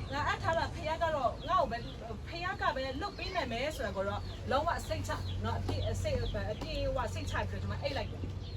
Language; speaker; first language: Burmese; non-native, local second language; S'gaw Karen